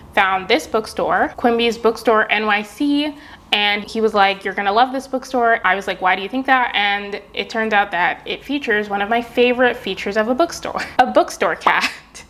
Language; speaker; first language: English; native; English